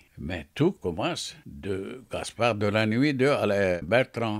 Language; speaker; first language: French; non-native, fluent; Turkish